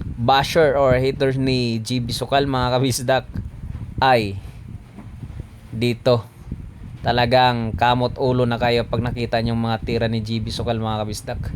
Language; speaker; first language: Filipino; non-native, local second language; Cebuano